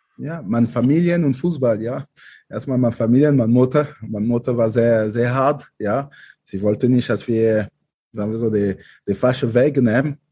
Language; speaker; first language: German; non-native, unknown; French